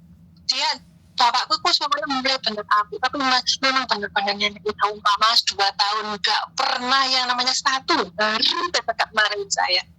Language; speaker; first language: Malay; non-native, local second language; Javanese